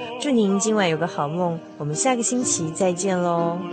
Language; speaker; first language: Chinese; native; Chinese